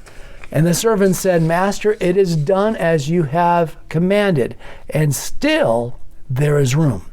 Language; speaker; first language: English; native; English